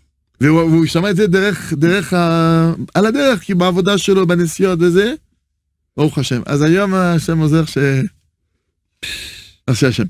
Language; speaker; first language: Hebrew; non-native, fluent; French